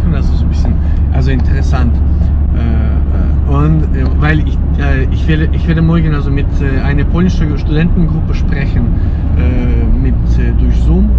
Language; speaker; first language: German; non-native, fluent; Ukrainian